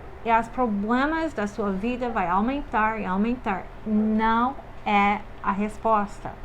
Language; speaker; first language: Portuguese; non-native, fluent; English